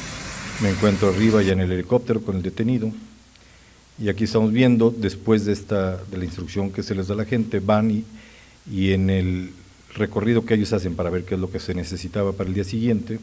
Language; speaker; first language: Spanish; native; Spanish